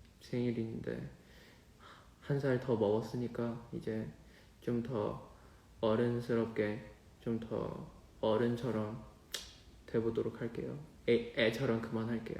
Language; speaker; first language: Korean; non-native, fluent; Chinese